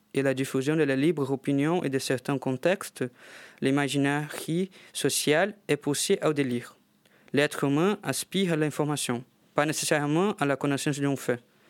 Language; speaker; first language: French; non-native, fluent; Portuguese